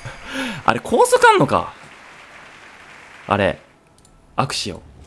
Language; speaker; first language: Japanese; native; Japanese